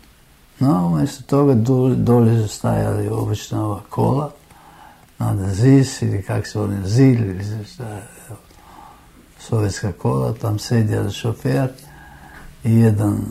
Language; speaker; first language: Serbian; non-native, fluent; German